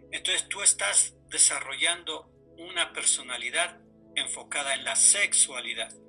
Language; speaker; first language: Spanish; native; Spanish